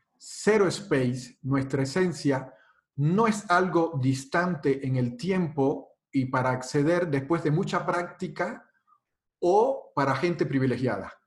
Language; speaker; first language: Spanish; native; Spanish